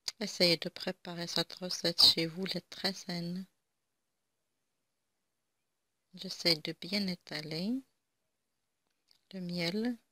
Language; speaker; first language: French; non-native, local second language; Arabic